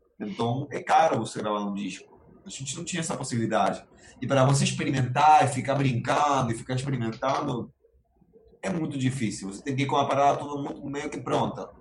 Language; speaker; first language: Portuguese; non-native, fluent; Spanish